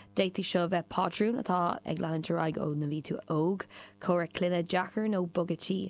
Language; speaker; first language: Irish; native; Irish